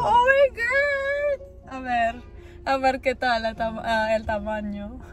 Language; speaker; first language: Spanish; non-native, learner; Filipino